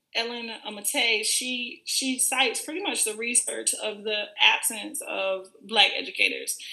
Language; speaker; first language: English; native; English